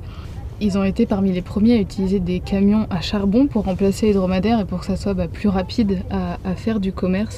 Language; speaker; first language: French; native; French